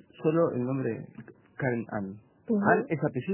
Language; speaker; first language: Spanish; native; Spanish